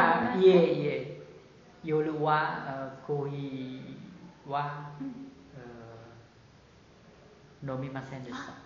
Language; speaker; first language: Japanese; non-native, learner; Vietnamese